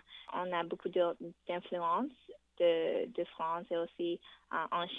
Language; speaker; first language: French; non-native, fluent; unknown